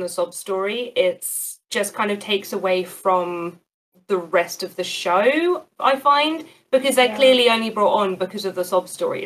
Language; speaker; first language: English; native; English